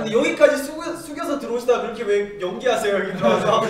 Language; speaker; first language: Korean; native; Korean